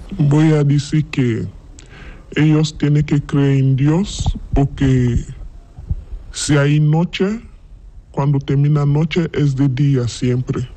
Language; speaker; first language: Spanish; non-native, learner; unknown